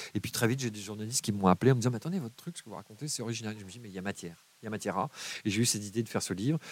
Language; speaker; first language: French; native; French